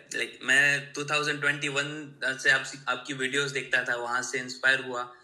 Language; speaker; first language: Hindi; non-native, local second language; Gujarati